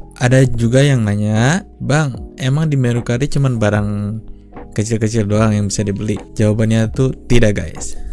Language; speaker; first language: Indonesian; native; Indonesian